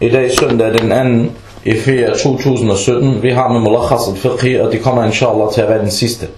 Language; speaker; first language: Danish; early bilingual, other home language; Arabic